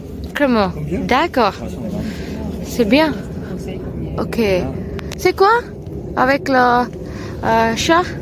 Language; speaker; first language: French; non-native, learner; Telugu